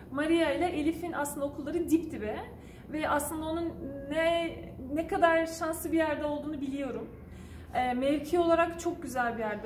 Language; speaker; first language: Turkish; native; Turkish